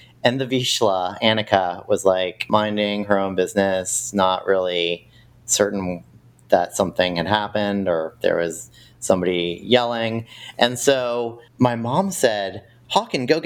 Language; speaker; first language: English; native; English